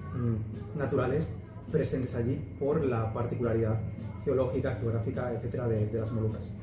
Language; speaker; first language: Spanish; native; Spanish